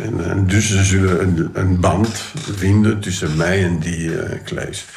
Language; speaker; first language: Dutch; non-native, local second language; French